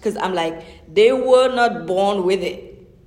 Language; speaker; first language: English; non-native, fluent; Fula